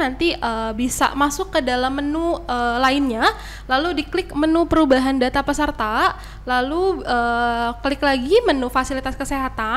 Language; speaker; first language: Indonesian; native; Indonesian